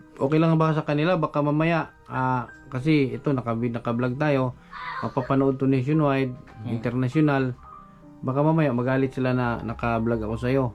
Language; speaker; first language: Filipino; non-native, local second language; Cebuano